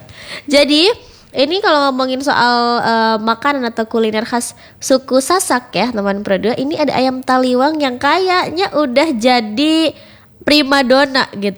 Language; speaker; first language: Indonesian; native; Indonesian